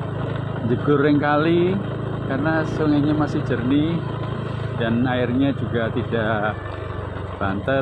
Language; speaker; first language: Indonesian; non-native, local second language; Javanese